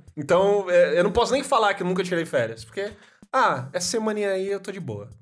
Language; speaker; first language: Portuguese; native; Portuguese